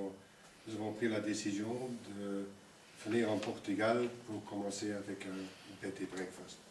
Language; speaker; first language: French; non-native, local second language; Dutch